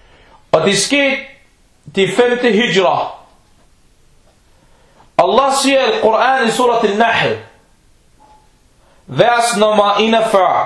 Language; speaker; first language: Danish; early bilingual, other home language; Urdu